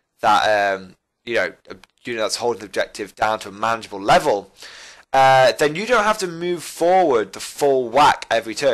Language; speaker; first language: English; native; English